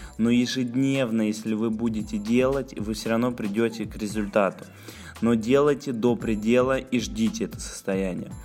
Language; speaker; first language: Russian; native; Russian